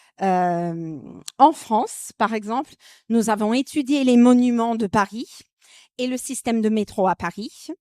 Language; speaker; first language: French; non-native, fluent; English